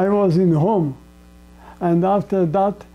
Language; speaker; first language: English; non-native, learner; Polish